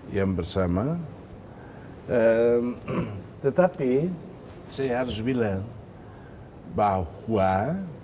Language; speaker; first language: Indonesian; non-native, fluent; Tetum